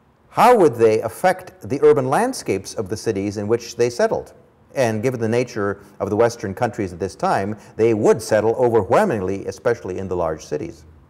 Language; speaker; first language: English; early bilingual, other home language; German